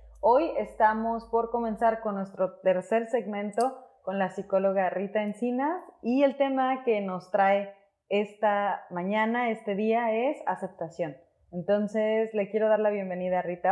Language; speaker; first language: Spanish; native; Spanish